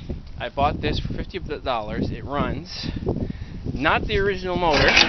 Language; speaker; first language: English; native; English